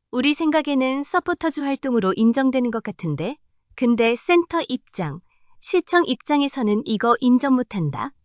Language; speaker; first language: Korean; non-native, learner; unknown